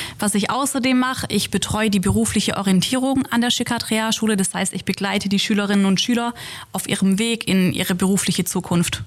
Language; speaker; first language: German; native; German